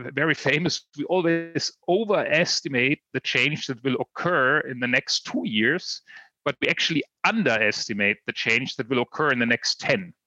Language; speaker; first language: English; non-native, fluent; German